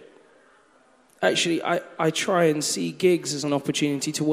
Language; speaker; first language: English; native; English